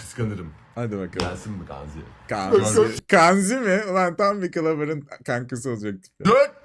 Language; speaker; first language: Turkish; native; Turkish